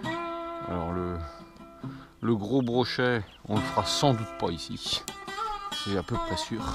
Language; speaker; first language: French; native; French